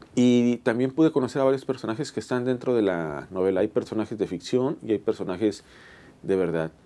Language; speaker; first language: Spanish; native; Spanish